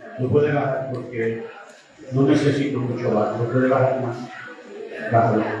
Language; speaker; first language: Spanish; early bilingual, heritage; Spanish